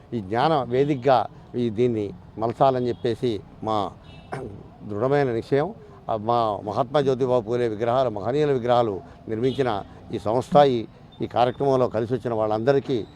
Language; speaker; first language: Telugu; native; Telugu